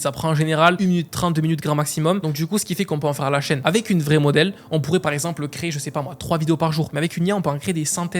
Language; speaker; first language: French; native; French